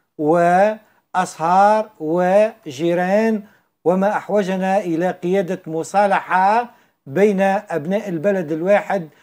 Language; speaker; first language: Arabic; native; Arabic